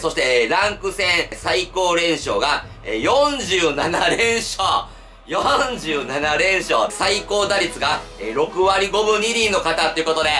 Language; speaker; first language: Japanese; native; Japanese